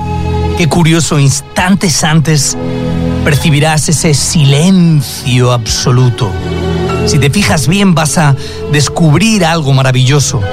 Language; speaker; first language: Spanish; native; Spanish